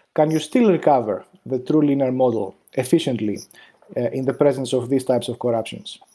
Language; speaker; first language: English; non-native, fluent; Greek